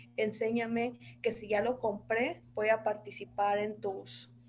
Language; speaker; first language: Spanish; native; Spanish